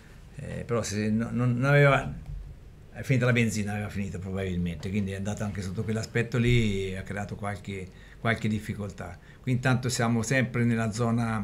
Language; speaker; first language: Italian; native; Italian